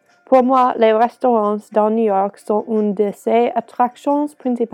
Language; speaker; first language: French; non-native, learner; English